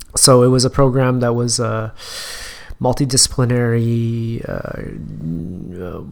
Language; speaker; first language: English; native; English